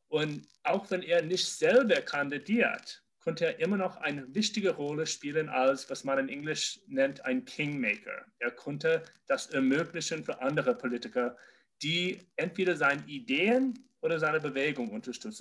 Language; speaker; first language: German; non-native, fluent; English